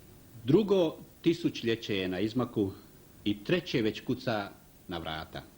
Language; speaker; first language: Croatian; native; Croatian